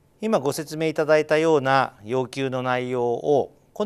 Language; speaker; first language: Japanese; native; Japanese